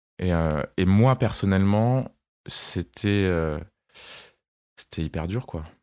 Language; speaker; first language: French; native; French